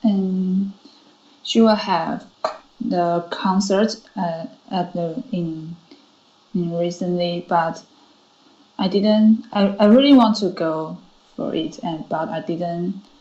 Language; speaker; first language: English; non-native, learner; Chinese